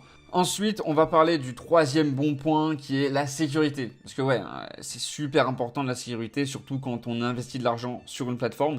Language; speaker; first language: French; native; French